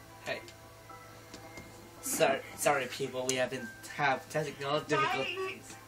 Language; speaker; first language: English; native; English